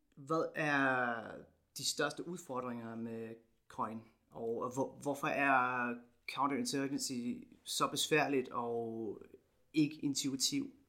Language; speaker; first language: Danish; non-native, fluent; English